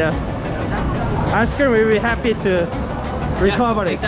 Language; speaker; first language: English; non-native, learner; Korean